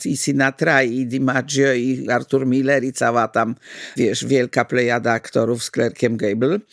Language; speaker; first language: Polish; native; Polish